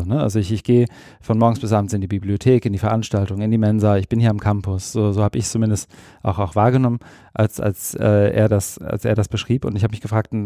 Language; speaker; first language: German; native; German